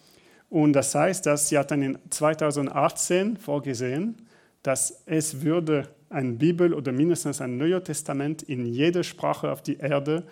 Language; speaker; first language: German; non-native, learner; French